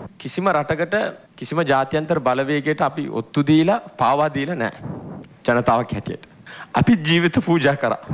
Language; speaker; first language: Sinhala; non-native, local second language; Tamil